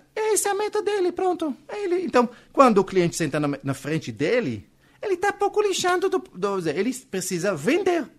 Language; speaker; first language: Portuguese; non-native, fluent; Hebrew